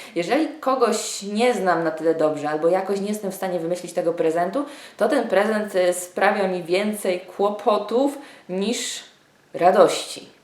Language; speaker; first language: Polish; native; Polish